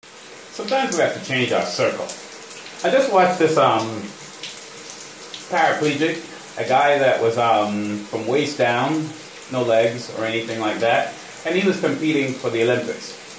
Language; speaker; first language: English; native; English